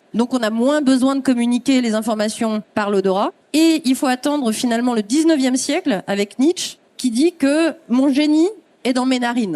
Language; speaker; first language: French; native; French